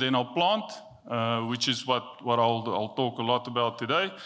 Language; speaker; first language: English; non-native, local second language; Afrikaans